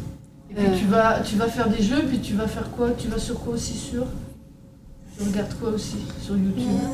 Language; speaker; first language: French; native; French